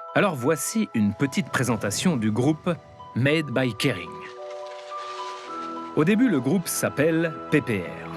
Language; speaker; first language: French; native; French